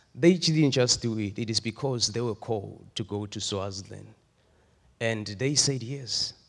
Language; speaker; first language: English; non-native, local second language; Swati